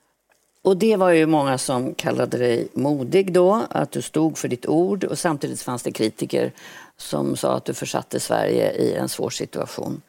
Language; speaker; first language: Swedish; native; Swedish